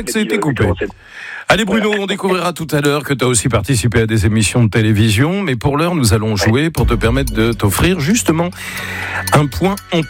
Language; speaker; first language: French; native; French